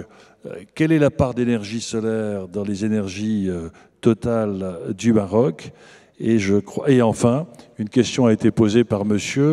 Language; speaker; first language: French; native; French